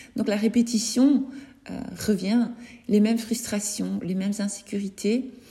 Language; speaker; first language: French; native; French